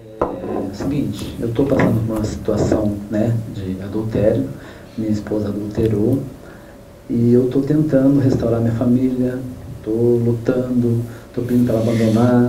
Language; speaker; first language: Portuguese; native; Portuguese